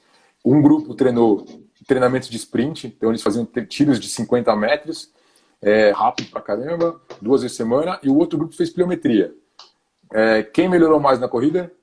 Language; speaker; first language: Portuguese; native; Portuguese